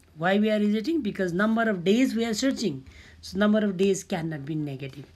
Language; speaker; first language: English; non-native, local second language; Nepali